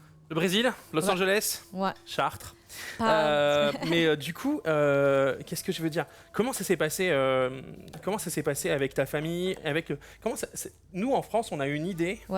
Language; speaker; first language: French; native; French